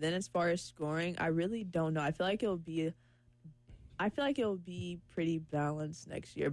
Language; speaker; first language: English; native; English